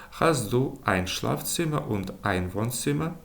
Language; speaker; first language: German; non-native, fluent; Ukrainian